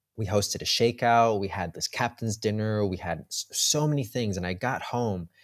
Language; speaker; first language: English; early bilingual, heritage; Spanish